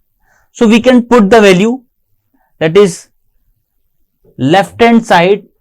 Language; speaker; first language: English; non-native, local second language; Hindi